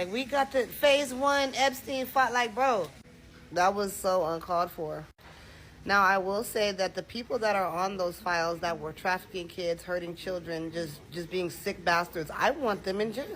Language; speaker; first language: English; native; English